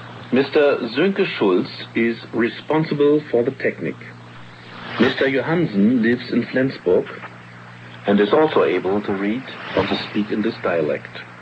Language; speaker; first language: English; non-native, learner; German